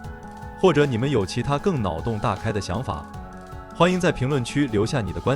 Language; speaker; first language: Chinese; native; Chinese